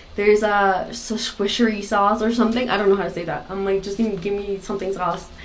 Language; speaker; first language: English; non-native, fluent; Spanish